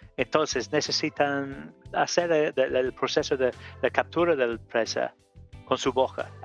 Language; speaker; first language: Spanish; non-native, learner; English